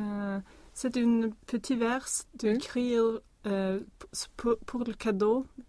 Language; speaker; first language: French; non-native, learner; Swedish